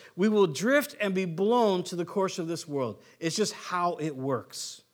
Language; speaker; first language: English; native; English